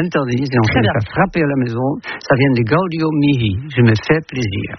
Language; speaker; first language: French; non-native, fluent; Dutch